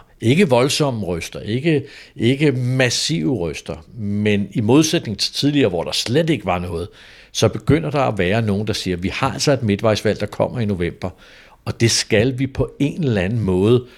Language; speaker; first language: Danish; native; Danish